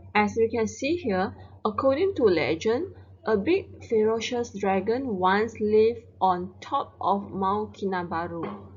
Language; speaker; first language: English; non-native, local second language; Chinese